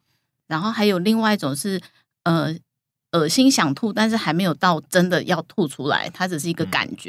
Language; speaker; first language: Chinese; native; Chinese